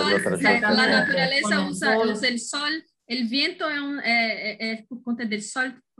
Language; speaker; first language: Spanish; non-native, learner; Portuguese